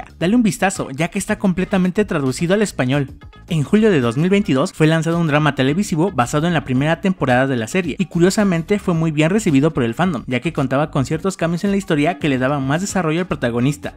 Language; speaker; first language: Spanish; native; Spanish